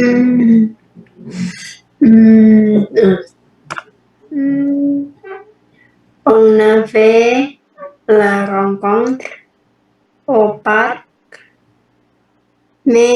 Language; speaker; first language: French; non-native, learner; Indonesian